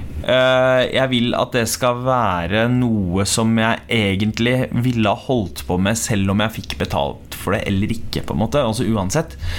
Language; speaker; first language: Norwegian; early bilingual, other home language; Punjabi